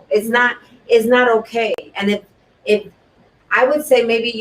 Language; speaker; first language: English; native; English